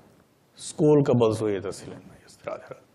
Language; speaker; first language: Russian; non-native, learner; Hindi